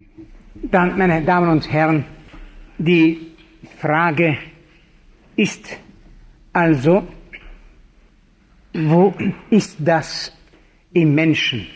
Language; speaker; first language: German; non-native, fluent; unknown